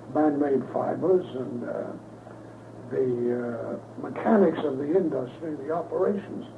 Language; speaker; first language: English; native; English